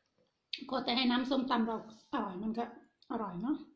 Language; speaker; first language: Thai; non-native, local second language; Northeastern Thai